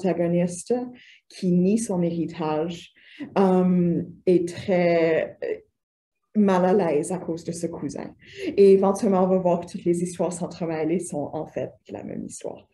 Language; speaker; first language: French; native; French